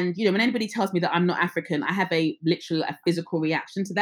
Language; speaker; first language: English; native; English